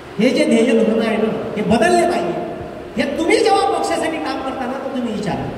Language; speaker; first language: Marathi; native; Marathi